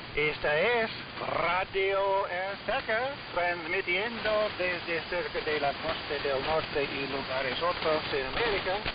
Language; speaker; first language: Spanish; non-native, learner; English